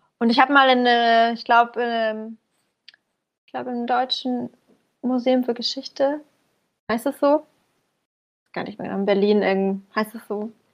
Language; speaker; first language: German; early bilingual, other home language; Persian